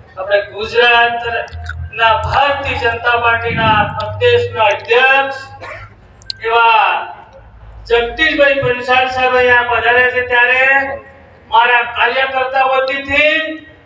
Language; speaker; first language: Gujarati; native; Gujarati